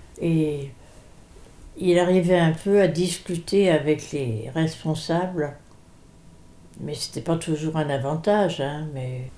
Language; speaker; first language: French; native; French